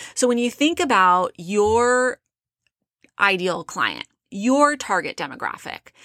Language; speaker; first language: English; native; English